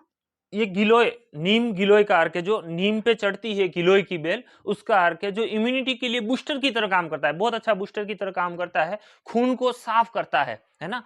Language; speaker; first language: Hindi; native; Hindi